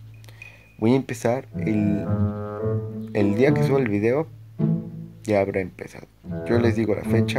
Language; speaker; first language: Spanish; native; Spanish